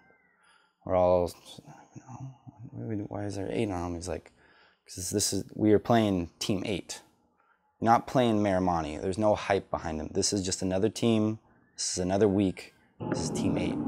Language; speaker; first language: English; native; English